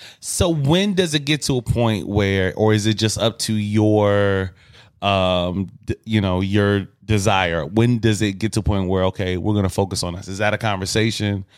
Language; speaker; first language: English; native; English